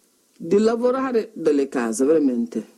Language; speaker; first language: Italian; non-native, learner; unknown